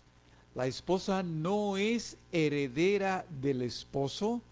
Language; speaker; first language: Spanish; native; Spanish